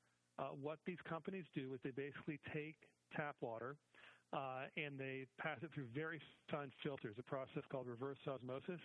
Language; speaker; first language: English; native; English